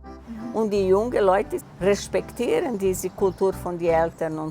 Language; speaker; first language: German; early bilingual, heritage; German